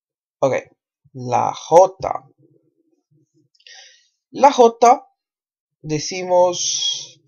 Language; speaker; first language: Spanish; non-native, fluent; Portuguese